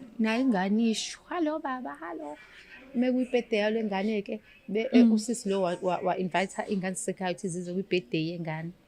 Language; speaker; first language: Zulu; native; Zulu